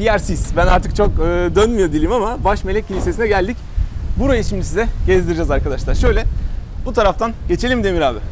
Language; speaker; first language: Turkish; native; Turkish